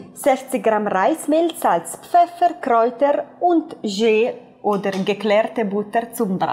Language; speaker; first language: German; non-native, fluent; Italian